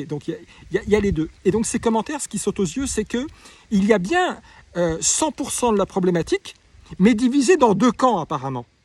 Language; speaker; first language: French; native; French